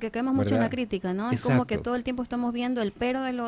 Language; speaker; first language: Spanish; native; Spanish